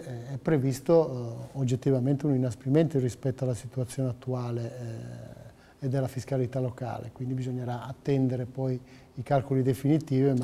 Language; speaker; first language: Italian; native; Italian